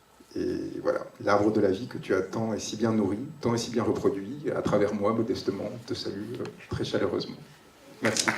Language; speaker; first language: French; native; French